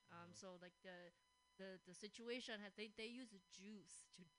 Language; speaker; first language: English; non-native, fluent; Chinese